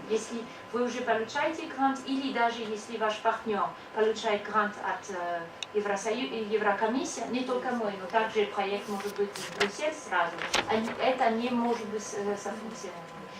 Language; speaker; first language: Russian; non-native, learner; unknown